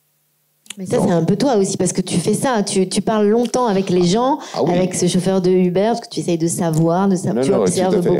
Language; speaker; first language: French; native; French